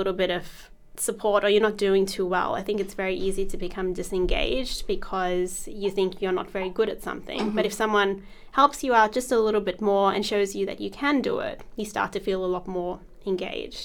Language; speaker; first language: English; native; English